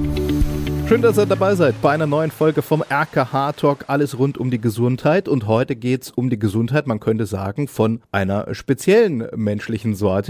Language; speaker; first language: German; native; German